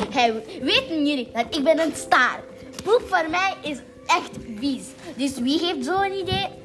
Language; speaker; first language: Dutch; non-native, learner; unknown